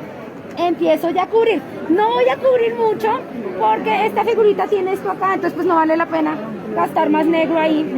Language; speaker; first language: Spanish; native; Spanish